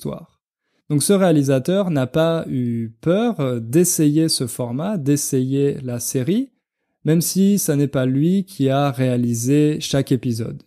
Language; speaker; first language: French; native; French